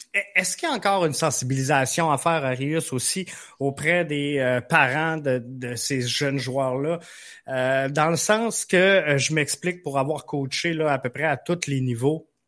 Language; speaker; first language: French; native; French